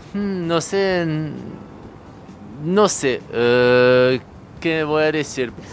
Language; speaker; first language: Spanish; non-native, learner; French